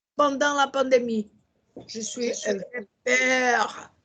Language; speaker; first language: French; non-native, learner; Portuguese